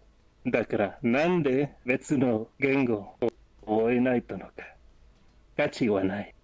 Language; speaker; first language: Japanese; non-native, learner; English